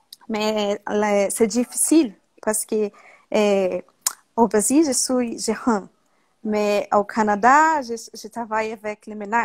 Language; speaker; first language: French; non-native, learner; Portuguese